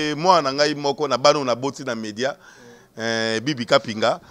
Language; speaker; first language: French; non-native, local second language; Lingala